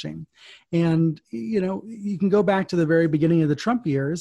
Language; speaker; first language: English; native; English